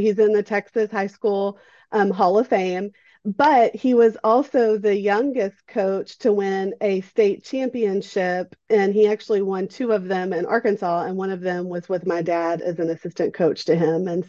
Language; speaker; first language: English; native; English